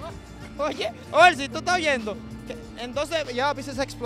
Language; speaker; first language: Spanish; native; Spanish